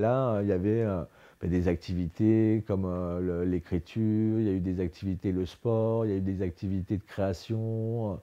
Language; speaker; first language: French; native; French